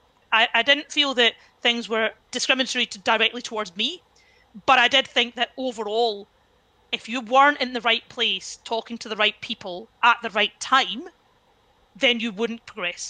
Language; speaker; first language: English; native; English